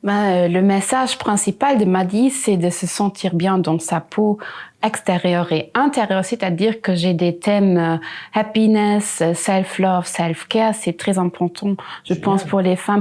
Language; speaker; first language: French; non-native, local second language; Luxembourgish